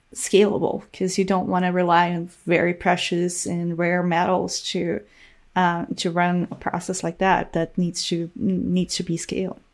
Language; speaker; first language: English; non-native, fluent; Portuguese